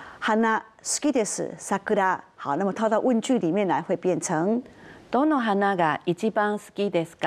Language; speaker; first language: Japanese; non-native, fluent; Chinese